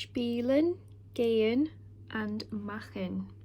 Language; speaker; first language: German; non-native, fluent; English